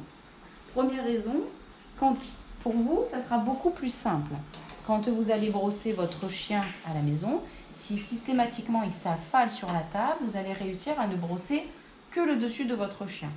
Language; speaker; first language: French; native; French